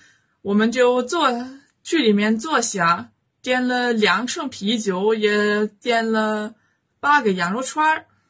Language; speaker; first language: Chinese; non-native, fluent; German